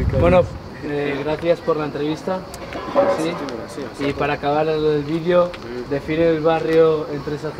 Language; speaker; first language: Spanish; native; Spanish